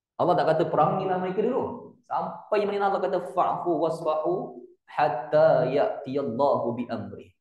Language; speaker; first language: Malay; native; Malay